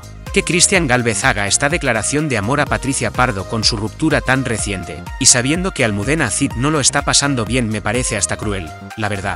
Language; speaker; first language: Spanish; native; Spanish